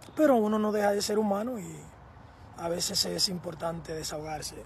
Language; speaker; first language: Spanish; early bilingual, heritage; Spanish